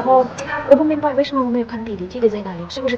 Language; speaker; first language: Chinese; non-native, learner; Ukrainian